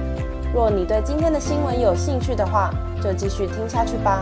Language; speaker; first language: Chinese; native; Chinese